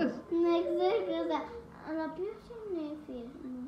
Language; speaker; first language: Greek; early bilingual, heritage; Greek